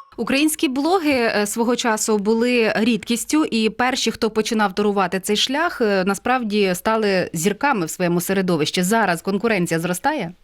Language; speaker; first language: Ukrainian; native; Ukrainian